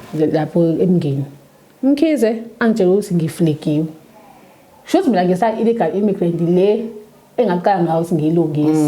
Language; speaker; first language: Zulu; native; Zulu